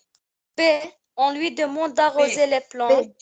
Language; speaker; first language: French; non-native, learner; Arabic